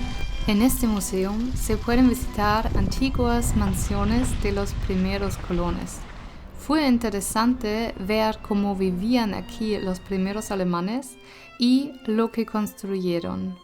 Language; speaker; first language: Spanish; non-native, fluent; German